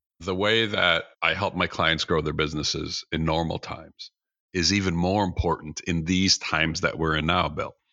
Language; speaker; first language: English; early bilingual, other home language; Russian